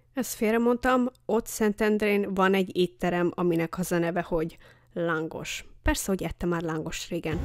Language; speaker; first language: Hungarian; early bilingual, heritage; Hungarian